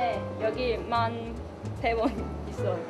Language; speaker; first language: Korean; non-native, learner; Cantonese